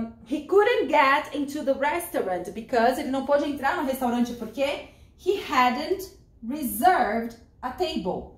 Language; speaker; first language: English; non-native, fluent; Portuguese